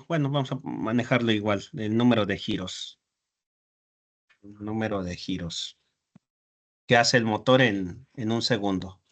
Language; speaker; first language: Spanish; native; Spanish